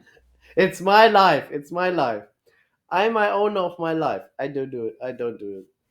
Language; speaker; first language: English; non-native, learner; German